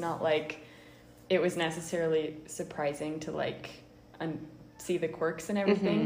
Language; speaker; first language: English; native; English